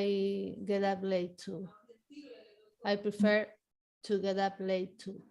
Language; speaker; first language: English; non-native, learner; Spanish